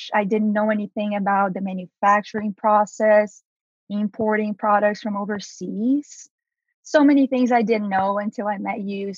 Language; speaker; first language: English; non-native, fluent; Portuguese